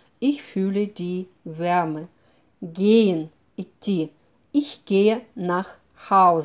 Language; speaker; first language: German; non-native, fluent; Russian